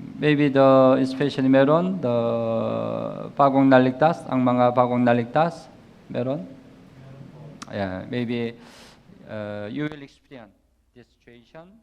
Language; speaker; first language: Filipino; non-native, learner; Korean